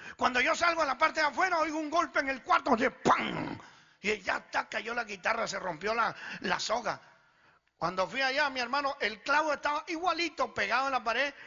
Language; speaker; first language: Spanish; early bilingual, other home language; Italian